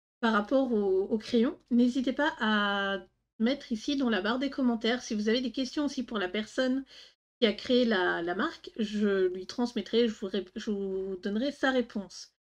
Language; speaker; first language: French; native; French